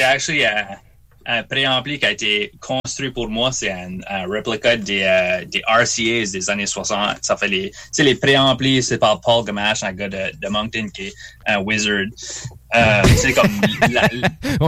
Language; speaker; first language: French; native; French